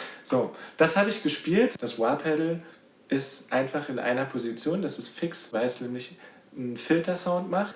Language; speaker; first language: German; native; German